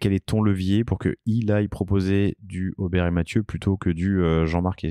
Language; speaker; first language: French; native; French